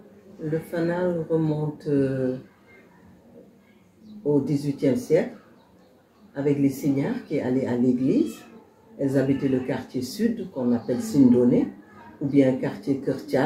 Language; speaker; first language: French; non-native, local second language; Wolof